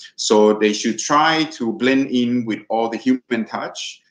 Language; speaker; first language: English; non-native, fluent; Thai